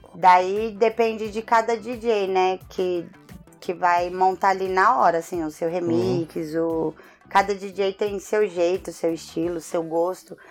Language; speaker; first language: Portuguese; native; Portuguese